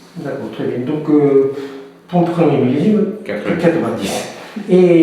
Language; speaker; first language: French; non-native, fluent; Japanese